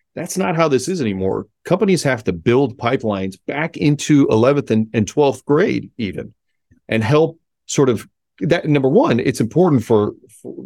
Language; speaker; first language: English; early bilingual, other home language; Spanish